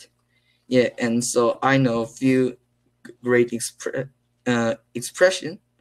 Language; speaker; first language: English; non-native, learner; Korean